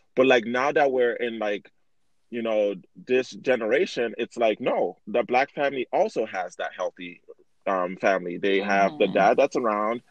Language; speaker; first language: English; native; English